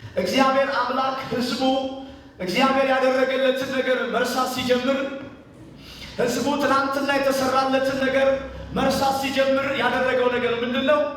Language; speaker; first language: Amharic; native; Amharic